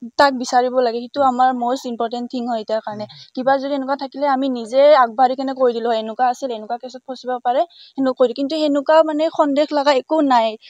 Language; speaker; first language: Assamese; non-native, local second language; Nepali